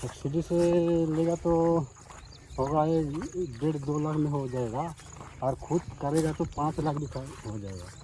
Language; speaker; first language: Hindi; non-native, local second language; Odia